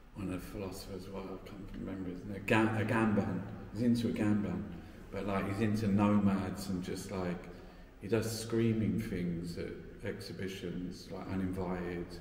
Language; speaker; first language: English; native; English